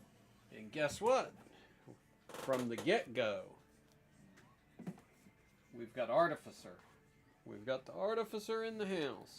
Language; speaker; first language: English; native; English